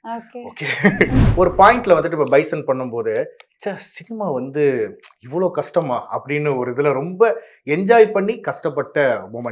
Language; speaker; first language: Tamil; native; Tamil